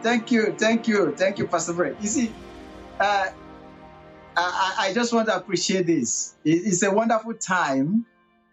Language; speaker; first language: English; non-native, local second language; Igbo